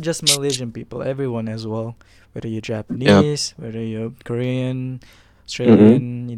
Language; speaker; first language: English; non-native, local second language; Malay